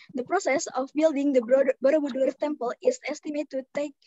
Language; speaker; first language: English; non-native, fluent; Indonesian